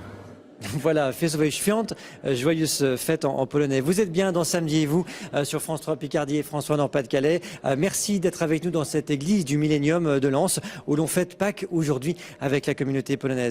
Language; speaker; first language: French; native; French